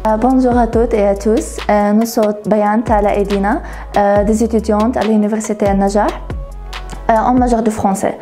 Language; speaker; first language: French; non-native, learner; Arabic